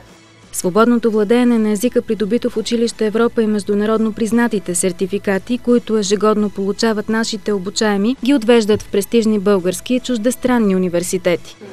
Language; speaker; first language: Bulgarian; native; Bulgarian